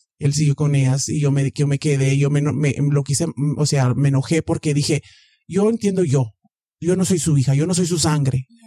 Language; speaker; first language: Spanish; early bilingual, heritage; Spanish